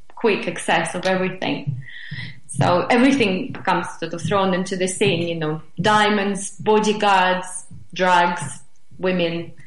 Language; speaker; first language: English; non-native, fluent; Russian